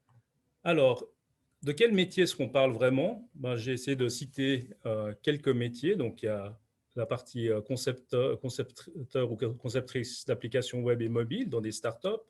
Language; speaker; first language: French; native; French